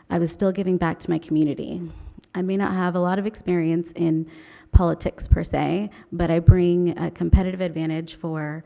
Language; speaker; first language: English; native; English